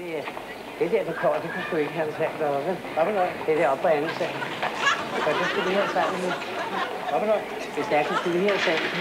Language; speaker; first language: Danish; native; Danish